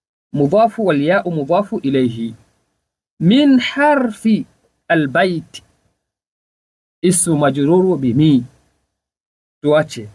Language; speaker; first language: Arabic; non-native, fluent; Swahili